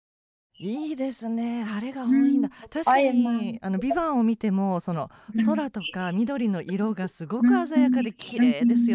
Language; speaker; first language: Japanese; native; Japanese